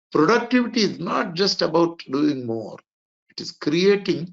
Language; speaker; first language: English; non-native, local second language; Telugu